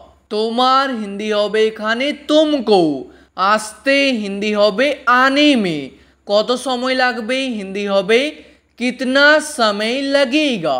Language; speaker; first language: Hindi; non-native, fluent; Bangla